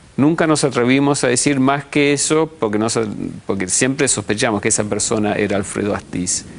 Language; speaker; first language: Spanish; early bilingual, heritage; Spanish